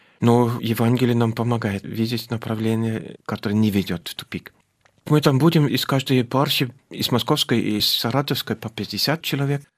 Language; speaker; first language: Russian; non-native, fluent; German